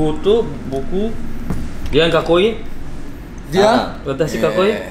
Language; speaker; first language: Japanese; non-native, learner; Indonesian